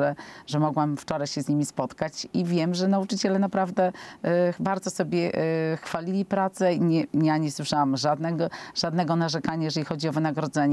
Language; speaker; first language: Polish; native; Polish